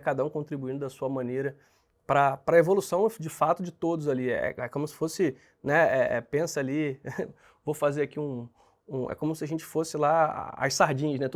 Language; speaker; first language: Portuguese; native; Portuguese